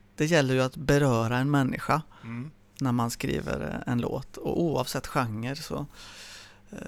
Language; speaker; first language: Swedish; early bilingual, other home language; Spanish